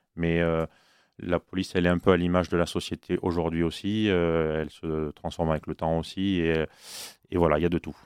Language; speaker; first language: French; native; French